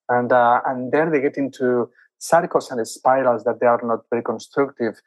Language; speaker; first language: English; non-native, fluent; Spanish